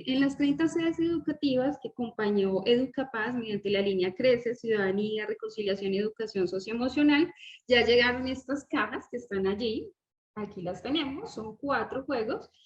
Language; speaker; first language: Spanish; native; Spanish